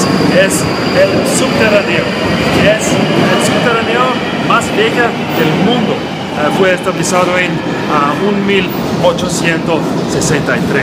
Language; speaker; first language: Spanish; non-native, learner; English